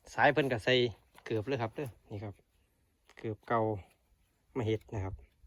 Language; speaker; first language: Thai; native; Thai